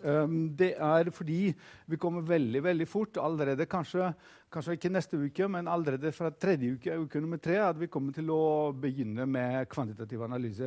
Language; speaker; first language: Norwegian; non-native, fluent; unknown